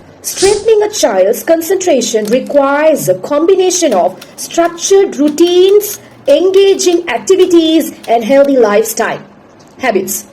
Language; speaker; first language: English; non-native, local second language; Tamil